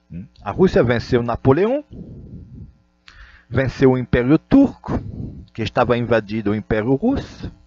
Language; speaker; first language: Portuguese; non-native, fluent; Russian